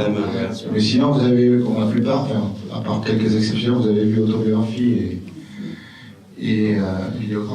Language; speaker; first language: French; native; French